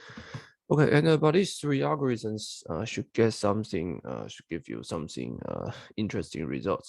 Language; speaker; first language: English; non-native, fluent; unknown